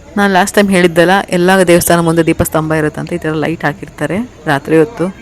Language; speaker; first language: Kannada; non-native, local second language; Tulu